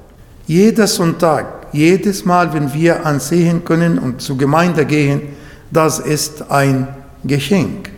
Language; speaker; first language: German; non-native, learner; Arabic